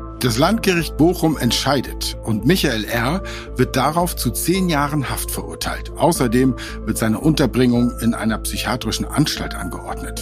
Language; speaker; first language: German; native; German